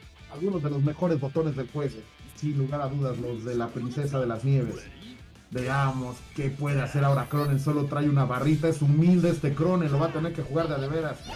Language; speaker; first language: Spanish; native; Spanish